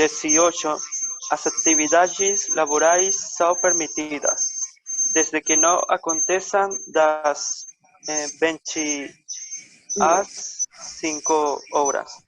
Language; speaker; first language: Portuguese; non-native, learner; Spanish